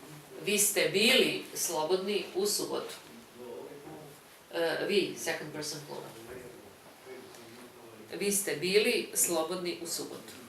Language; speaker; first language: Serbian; non-native, fluent; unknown